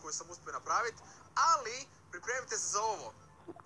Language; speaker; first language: Bosnian; native; Bosnian